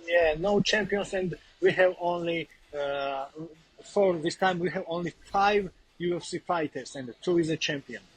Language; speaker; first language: English; non-native, learner; Georgian